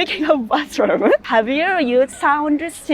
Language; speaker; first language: English; non-native, learner; Japanese